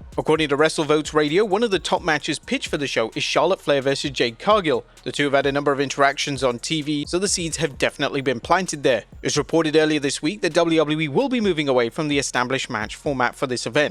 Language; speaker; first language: English; native; English